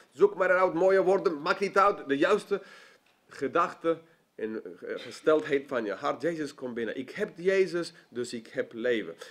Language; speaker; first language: Dutch; non-native, fluent; English